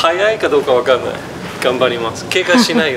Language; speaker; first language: Japanese; non-native, fluent; English